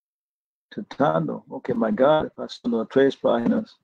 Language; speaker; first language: Spanish; non-native, fluent; English